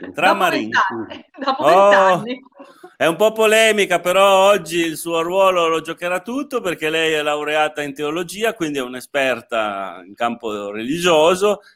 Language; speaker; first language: Italian; native; Italian